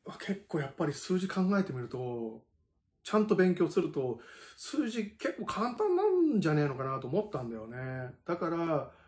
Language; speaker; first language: Japanese; native; Japanese